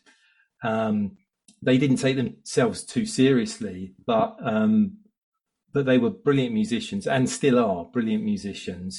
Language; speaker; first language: English; native; English